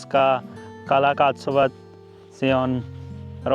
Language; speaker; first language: Finnish; non-native, learner; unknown